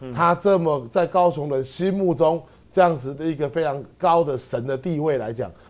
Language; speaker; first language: Chinese; native; Chinese